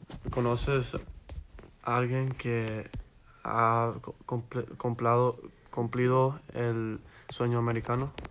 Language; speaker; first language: Spanish; early bilingual, heritage; Spanish